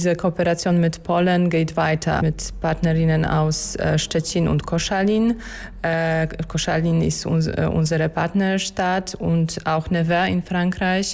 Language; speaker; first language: German; non-native, fluent; Polish